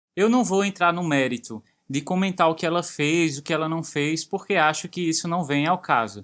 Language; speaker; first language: Portuguese; native; Portuguese